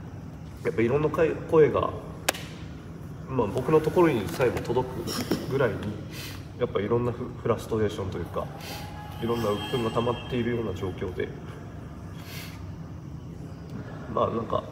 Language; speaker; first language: Japanese; native; Japanese